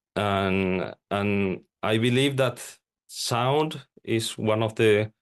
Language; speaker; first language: English; non-native, fluent; Spanish